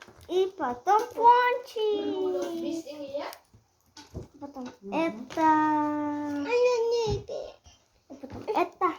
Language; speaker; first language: Russian; non-native, local second language; Kazakh